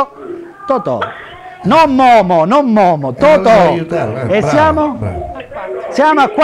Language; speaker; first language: Italian; native; Italian